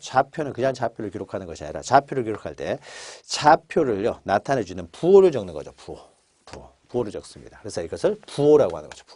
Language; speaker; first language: Korean; native; Korean